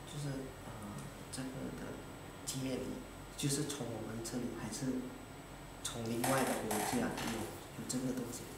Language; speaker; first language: Chinese; early bilingual, heritage; Indonesian